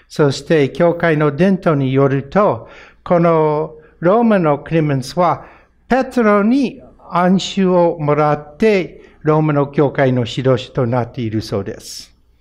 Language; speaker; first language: Japanese; non-native, fluent; English